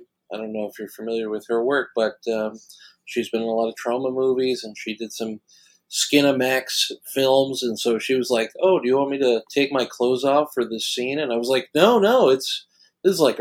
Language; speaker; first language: English; native; English